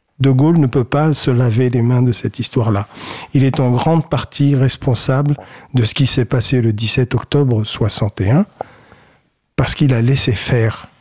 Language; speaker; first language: French; early bilingual, other home language; Kabyle